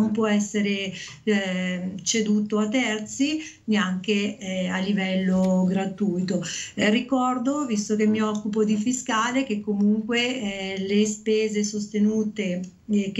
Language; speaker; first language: Italian; native; Italian